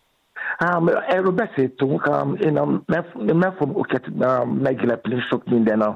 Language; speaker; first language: Hungarian; non-native, learner; Yoruba